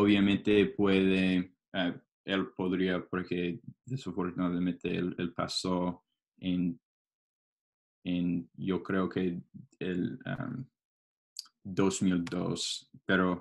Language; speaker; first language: Spanish; non-native, learner; English